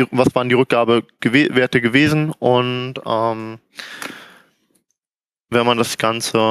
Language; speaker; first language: German; native; German